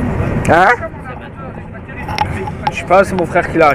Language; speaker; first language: French; native; French